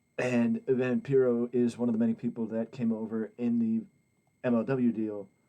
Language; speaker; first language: English; native; English